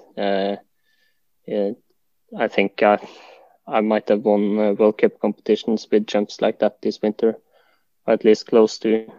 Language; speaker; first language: English; non-native, fluent; Norwegian